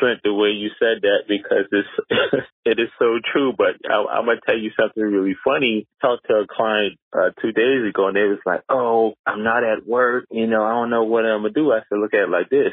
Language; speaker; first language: English; native; English